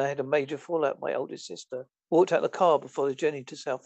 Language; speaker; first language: English; native; English